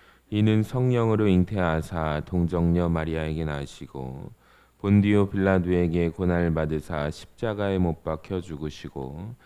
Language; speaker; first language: Korean; native; Korean